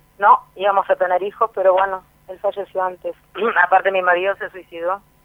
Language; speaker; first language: Spanish; native; Spanish